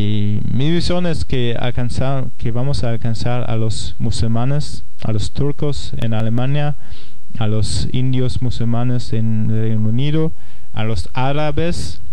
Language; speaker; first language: Spanish; non-native, fluent; German